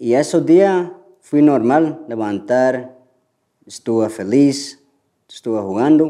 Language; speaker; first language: Spanish; early bilingual, heritage; Spanish